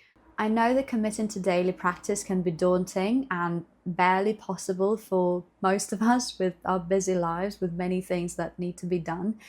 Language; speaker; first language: English; non-native, fluent; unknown